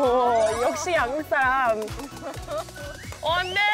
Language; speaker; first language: Korean; non-native, learner; Spanish